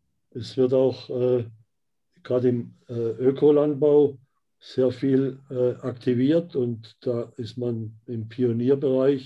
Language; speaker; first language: German; native; German